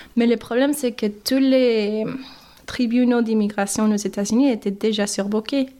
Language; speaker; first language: French; non-native, fluent; English